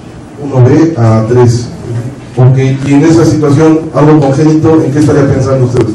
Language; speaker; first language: Spanish; native; Spanish